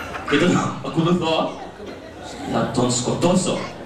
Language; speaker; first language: Greek; early bilingual, other home language; English